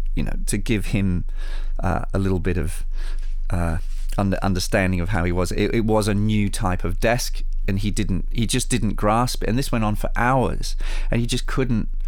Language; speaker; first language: English; early bilingual, other home language; Spanish